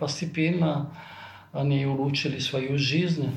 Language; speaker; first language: Russian; non-native, fluent; Italian